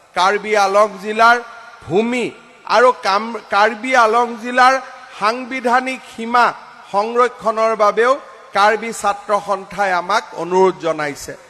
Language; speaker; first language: Assamese; native; Assamese